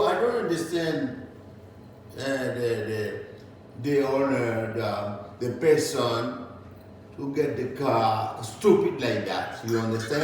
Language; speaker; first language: English; non-native, learner; Haitian Creole